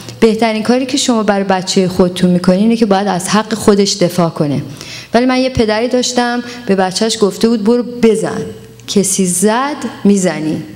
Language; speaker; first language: Persian; native; Persian